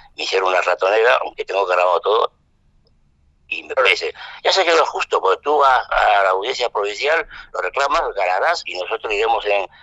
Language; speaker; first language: Spanish; non-native, fluent; French